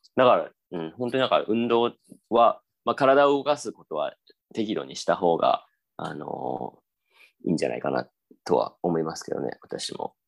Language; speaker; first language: Japanese; native; Japanese